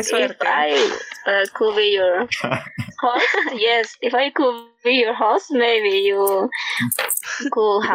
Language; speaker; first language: English; non-native, learner; Spanish